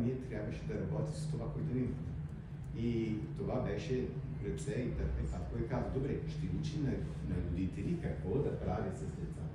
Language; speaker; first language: Bulgarian; early bilingual, heritage; English